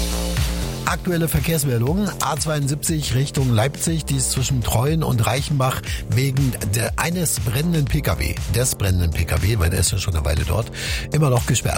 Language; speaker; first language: German; native; German